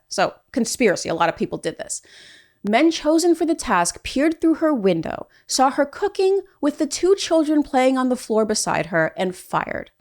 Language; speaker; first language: English; native; English